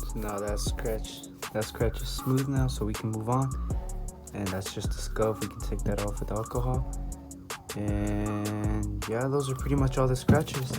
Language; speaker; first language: English; native; English